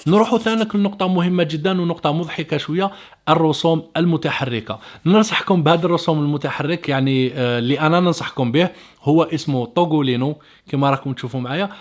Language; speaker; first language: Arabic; native; Arabic